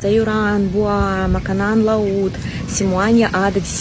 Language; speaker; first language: Indonesian; non-native, fluent; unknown